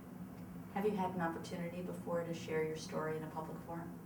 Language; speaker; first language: English; native; English